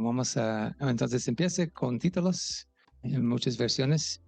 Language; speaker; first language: Spanish; non-native, fluent; English